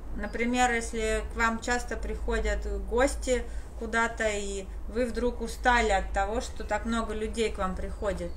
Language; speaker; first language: Russian; native; Russian